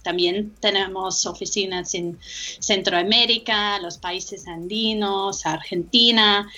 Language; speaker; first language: Spanish; non-native, fluent; English